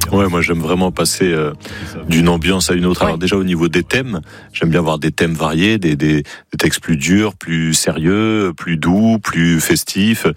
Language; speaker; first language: French; native; French